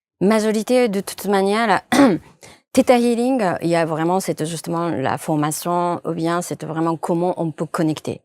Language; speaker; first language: French; non-native, fluent; Japanese